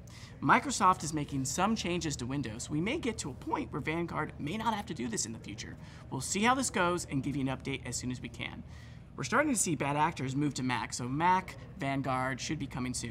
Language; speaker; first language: English; native; English